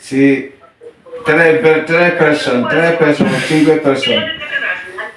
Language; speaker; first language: Italian; non-native, learner; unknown